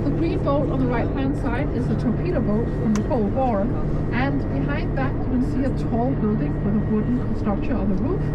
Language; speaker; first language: English; non-native, fluent; Danish